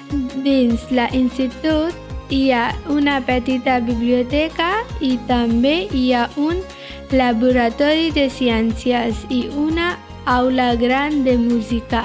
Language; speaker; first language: Catalan; non-native, learner; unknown